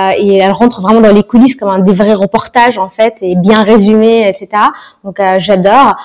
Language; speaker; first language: French; non-native, local second language; Arabic